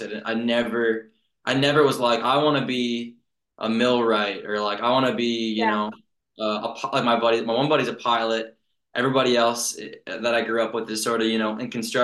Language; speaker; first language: English; native; English